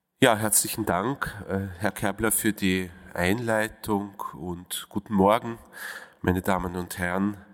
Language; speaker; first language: German; early bilingual, other home language; Russian